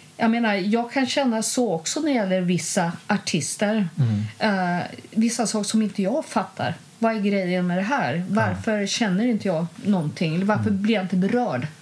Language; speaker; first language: Swedish; native; Swedish